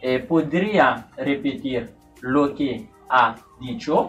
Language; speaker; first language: Spanish; non-native, learner; Haitian Creole